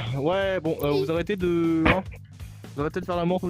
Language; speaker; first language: French; native; French